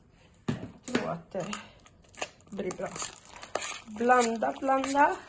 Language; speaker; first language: Swedish; non-native, fluent; Portuguese